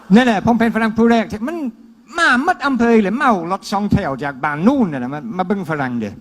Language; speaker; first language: Thai; non-native, fluent; English